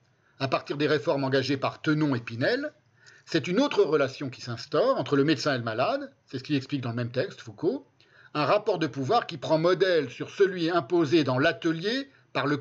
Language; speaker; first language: French; native; French